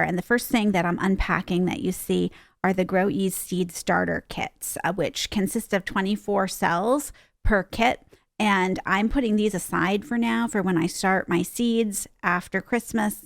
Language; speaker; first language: English; native; English